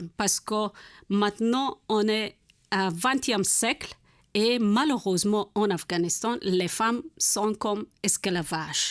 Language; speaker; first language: French; non-native, learner; Persian